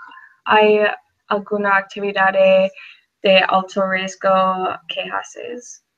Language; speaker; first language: Spanish; non-native, learner; English